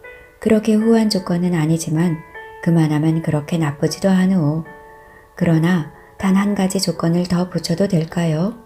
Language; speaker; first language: Korean; native; Korean